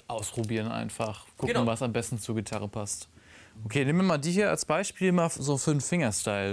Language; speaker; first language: German; native; German